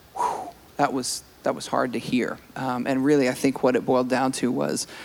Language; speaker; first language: English; native; English